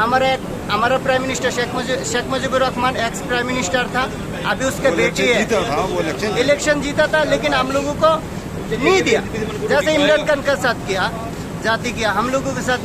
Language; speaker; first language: Hindi; non-native, learner; Bangla